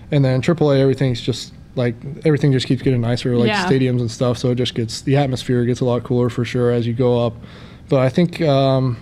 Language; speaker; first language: English; native; English